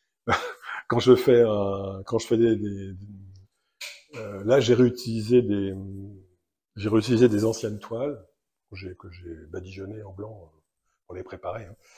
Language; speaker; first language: French; native; French